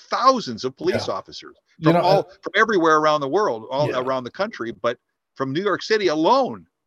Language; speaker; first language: English; native; English